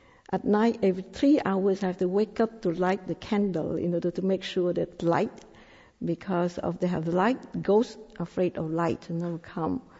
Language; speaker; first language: English; non-native, fluent; Thai